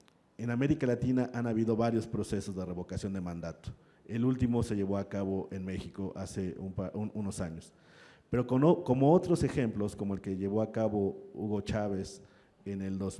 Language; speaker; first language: Spanish; native; Spanish